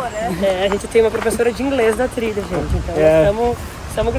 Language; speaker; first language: Portuguese; native; Portuguese